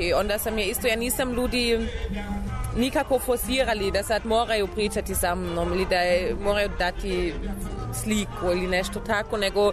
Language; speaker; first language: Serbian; non-native, learner; German